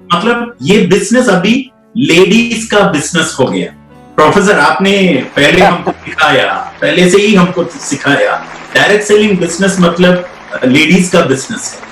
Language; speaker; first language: Hindi; non-native, local second language; Malayalam